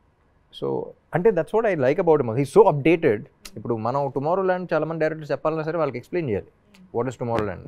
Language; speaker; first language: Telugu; native; Telugu